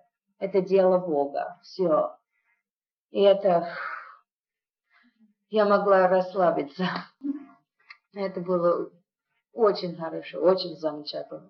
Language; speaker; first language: Russian; non-native, fluent; English